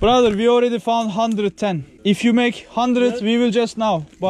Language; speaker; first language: English; non-native, learner; Turkish